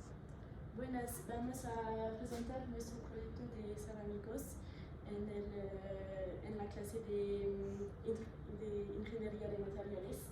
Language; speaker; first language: Spanish; non-native, learner; French